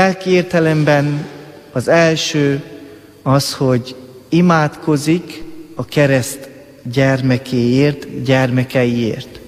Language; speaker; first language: Hungarian; native; Hungarian